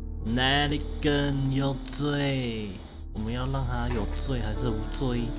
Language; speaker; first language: Chinese; native; Chinese